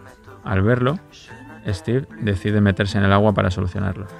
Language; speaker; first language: Spanish; native; Spanish